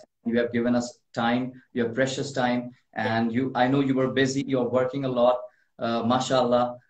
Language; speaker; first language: English; non-native, local second language; Urdu